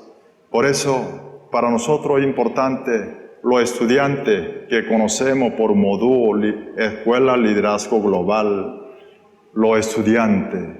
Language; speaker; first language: Spanish; non-native, fluent; Korean